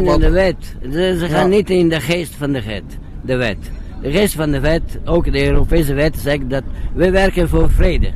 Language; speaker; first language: Dutch; non-native, learner; Italian